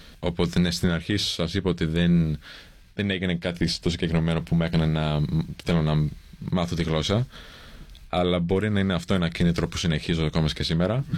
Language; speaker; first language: Greek; early bilingual, heritage; English